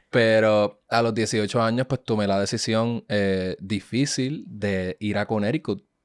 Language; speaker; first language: Spanish; native; Spanish